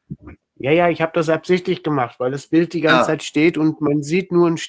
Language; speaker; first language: German; native; German